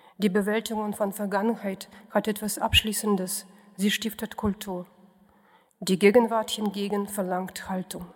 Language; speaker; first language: German; non-native, fluent; Russian